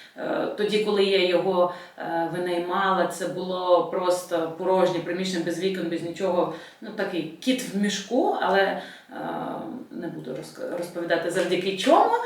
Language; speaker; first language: Ukrainian; non-native, local second language; Russian